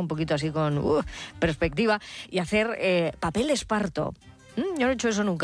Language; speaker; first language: Spanish; native; Spanish